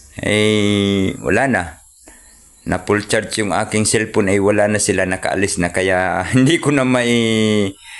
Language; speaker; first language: Filipino; non-native, local second language; Cebuano